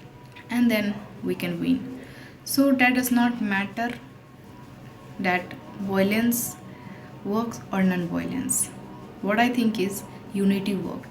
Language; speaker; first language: English; non-native, local second language; Hindi